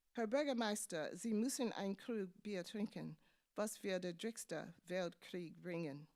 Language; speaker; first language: German; non-native, fluent; English